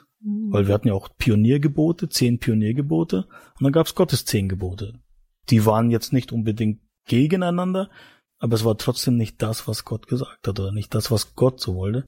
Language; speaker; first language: German; native; German